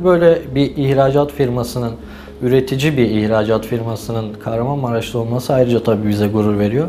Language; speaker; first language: Turkish; native; Turkish